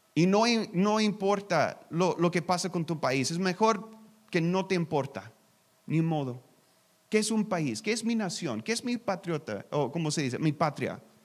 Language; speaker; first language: Spanish; non-native, learner; English